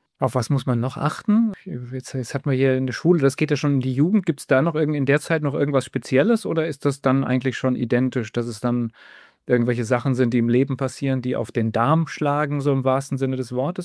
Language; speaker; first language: German; native; German